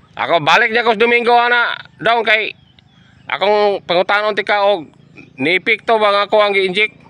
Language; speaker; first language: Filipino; non-native, local second language; Cebuano